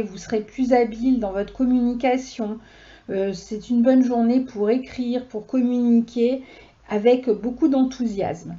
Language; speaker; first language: French; native; French